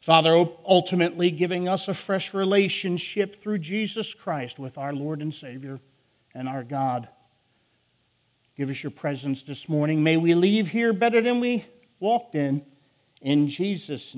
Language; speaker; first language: English; native; English